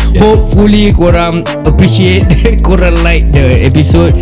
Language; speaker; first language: English; non-native, local second language; Malay